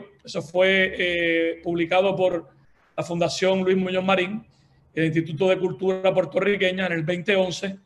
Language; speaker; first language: Spanish; native; Spanish